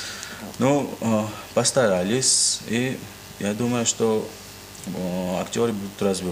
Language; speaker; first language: Russian; non-native, learner; Georgian